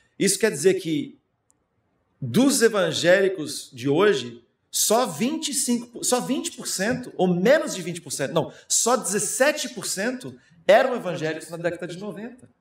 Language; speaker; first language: Portuguese; non-native, fluent; German